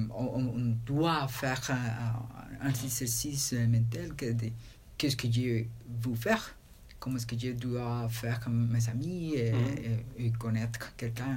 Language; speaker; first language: French; non-native, learner; Spanish